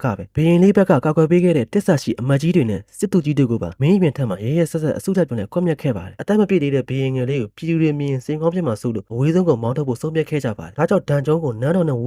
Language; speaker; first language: Burmese; native; Burmese